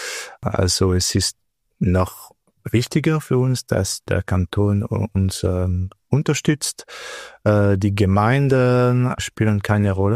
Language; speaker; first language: German; non-native, local second language; French